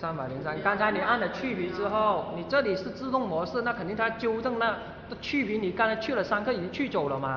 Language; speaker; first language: Chinese; native; Chinese